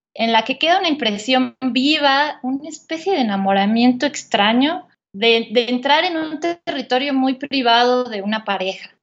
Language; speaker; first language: Spanish; native; Spanish